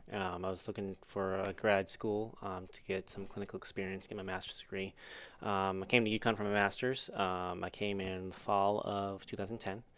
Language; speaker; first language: English; native; English